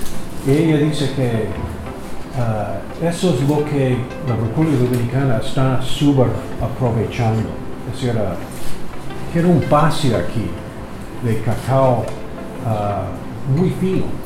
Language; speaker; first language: Spanish; non-native, learner; English